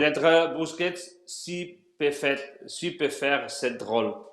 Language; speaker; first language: French; non-native, fluent; Spanish